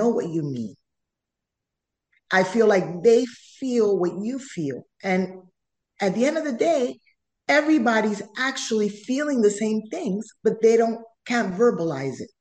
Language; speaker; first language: English; non-native, fluent; Spanish